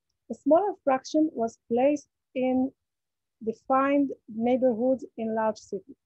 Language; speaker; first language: English; non-native, fluent; Hebrew